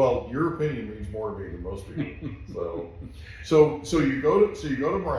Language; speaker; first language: English; native; English